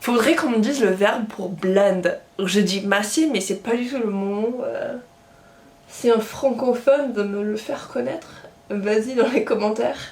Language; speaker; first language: French; non-native, fluent; English